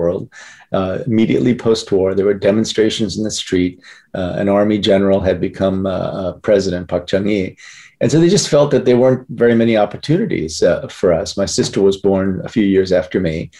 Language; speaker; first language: English; early bilingual, other home language; Korean